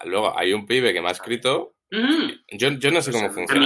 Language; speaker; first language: Spanish; native; Spanish